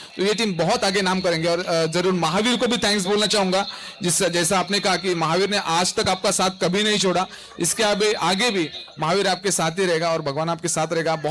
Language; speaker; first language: Hindi; non-native, local second language; Marathi